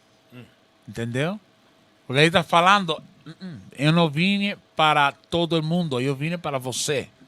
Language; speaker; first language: Portuguese; non-native, learner; Spanish